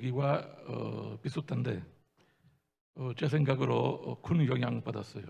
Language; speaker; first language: Korean; non-native, fluent; Italian